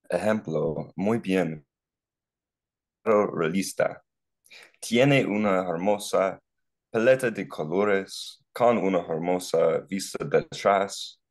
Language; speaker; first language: Spanish; non-native, learner; English